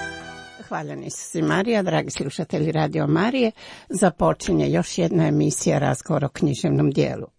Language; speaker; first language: Croatian; native; Croatian